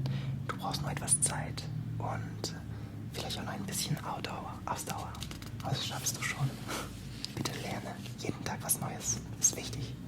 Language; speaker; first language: German; non-native, fluent; French